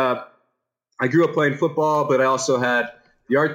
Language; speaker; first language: English; native; English